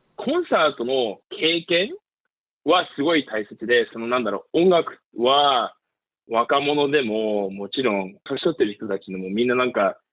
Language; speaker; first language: Japanese; early bilingual, heritage; Japanese